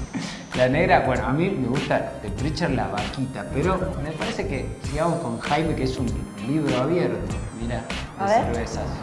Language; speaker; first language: Spanish; native; Spanish